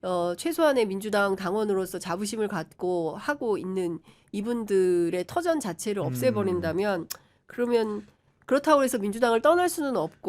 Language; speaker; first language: Korean; native; Korean